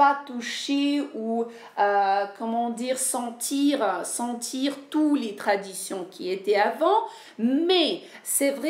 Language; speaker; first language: French; non-native, fluent; Ukrainian